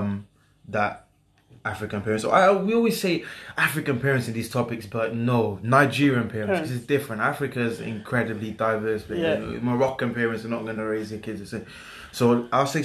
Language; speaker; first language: English; native; English